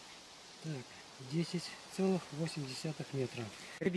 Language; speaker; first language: Russian; native; Russian